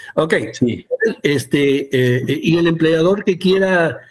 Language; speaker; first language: Spanish; early bilingual, heritage; Spanish